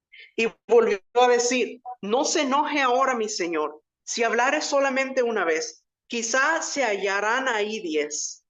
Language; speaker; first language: Spanish; native; Spanish